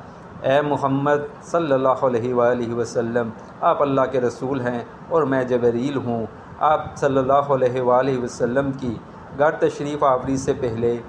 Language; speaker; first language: Urdu; native; Urdu